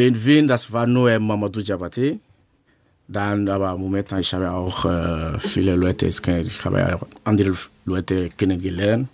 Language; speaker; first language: German; non-native, learner; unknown